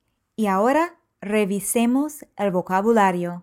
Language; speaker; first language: Spanish; non-native, fluent; English